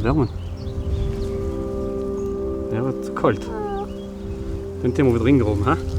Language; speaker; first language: German; native; German